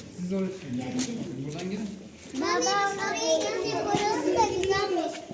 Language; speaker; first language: Turkish; non-native, learner; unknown